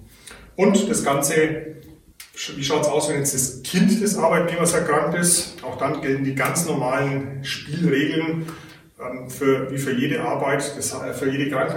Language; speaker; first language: German; native; German